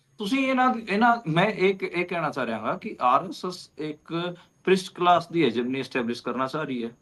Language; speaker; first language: Punjabi; non-native, local second language; Hindi